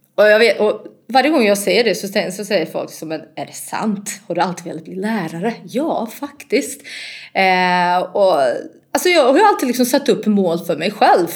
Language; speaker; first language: Swedish; non-native, fluent; Bosnian